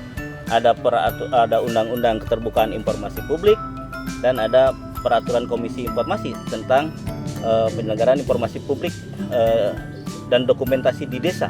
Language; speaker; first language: Indonesian; non-native, local second language; Sundanese